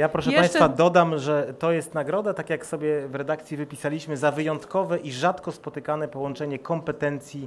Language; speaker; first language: Polish; native; Polish